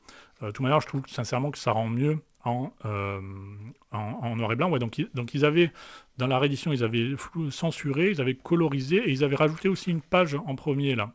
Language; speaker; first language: French; native; French